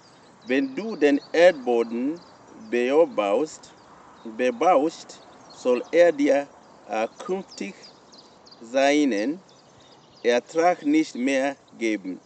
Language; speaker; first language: German; non-native, fluent; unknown